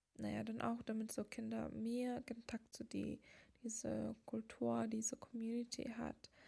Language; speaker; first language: German; non-native, fluent; Lithuanian